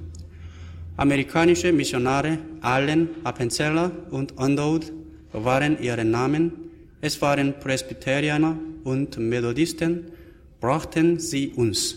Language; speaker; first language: German; non-native, fluent; Korean